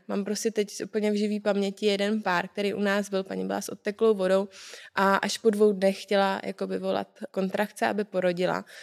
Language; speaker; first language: Czech; native; Czech